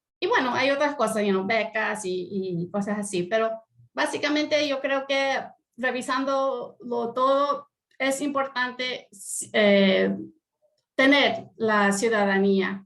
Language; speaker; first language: Spanish; early bilingual, heritage; Spanish